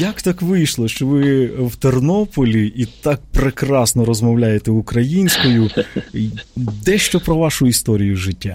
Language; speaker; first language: Ukrainian; native; Ukrainian